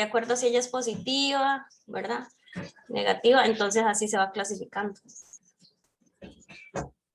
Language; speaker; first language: Spanish; native; Spanish